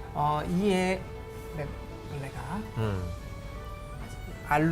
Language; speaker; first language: Hindi; non-native, learner; Korean